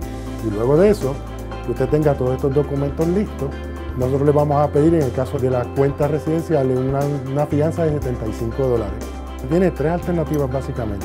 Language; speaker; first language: Spanish; native; Spanish